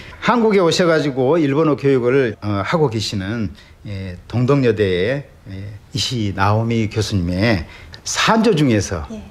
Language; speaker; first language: Korean; native; Korean